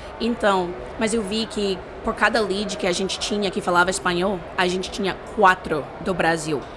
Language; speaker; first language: Portuguese; non-native, fluent; English